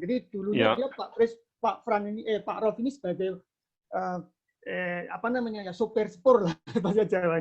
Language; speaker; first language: Indonesian; native; Indonesian